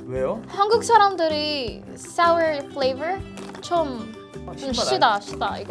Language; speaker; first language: Korean; non-native, learner; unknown